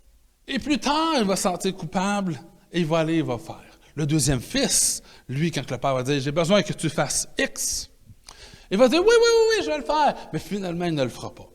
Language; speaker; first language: French; native; French